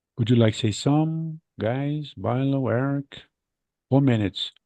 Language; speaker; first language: English; non-native, fluent; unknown